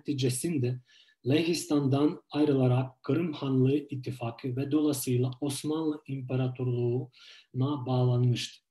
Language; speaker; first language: Turkish; non-native, fluent; Ukrainian